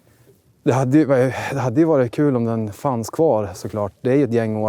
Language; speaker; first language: Swedish; native; Swedish